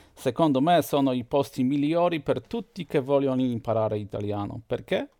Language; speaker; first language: Italian; non-native, fluent; Polish